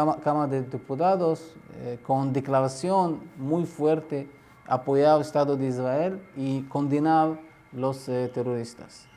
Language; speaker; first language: Spanish; non-native, learner; Arabic